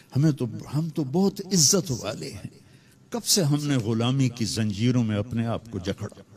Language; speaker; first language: Urdu; non-native, local second language; Punjabi